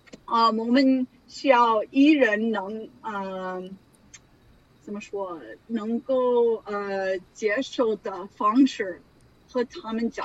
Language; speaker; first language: Chinese; non-native, learner; English